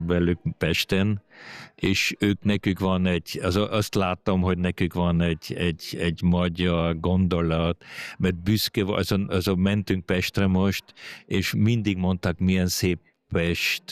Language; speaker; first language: Hungarian; early bilingual, heritage; German